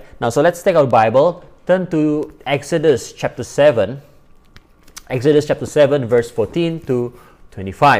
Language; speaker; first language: English; non-native, local second language; Malay